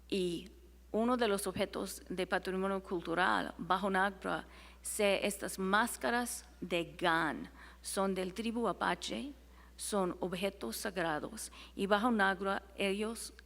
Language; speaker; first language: Spanish; non-native, fluent; English